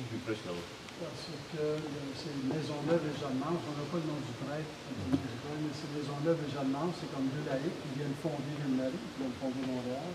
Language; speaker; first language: French; native; French